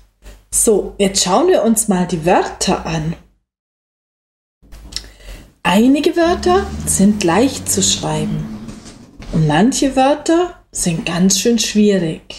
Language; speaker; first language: German; native; German